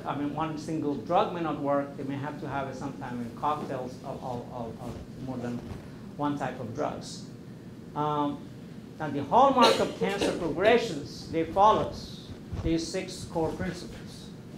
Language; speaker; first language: English; non-native, local second language; Bangla